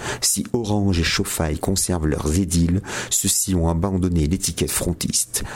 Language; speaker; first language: French; native; French